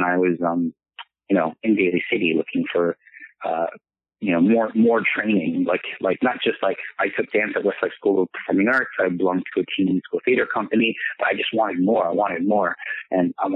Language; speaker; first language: English; native; English